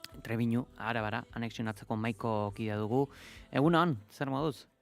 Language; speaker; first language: Basque; native; Basque